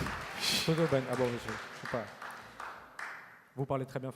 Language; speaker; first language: French; native; French